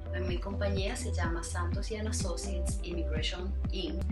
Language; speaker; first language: Spanish; native; Spanish